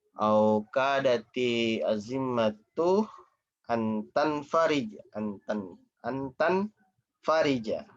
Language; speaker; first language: Arabic; non-native, fluent; Indonesian